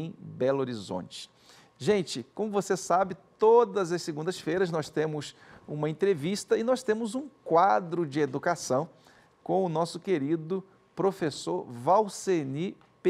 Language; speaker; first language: Portuguese; native; Portuguese